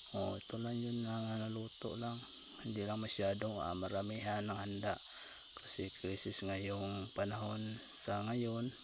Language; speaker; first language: Filipino; non-native, local second language; Cebuano